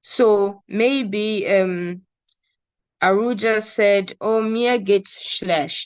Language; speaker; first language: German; non-native, learner; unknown